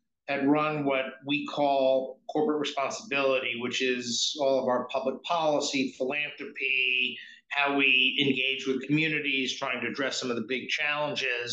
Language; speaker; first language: English; native; English